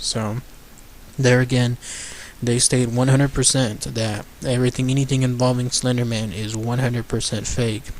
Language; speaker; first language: English; native; English